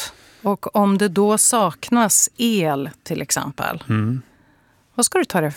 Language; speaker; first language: Swedish; native; Swedish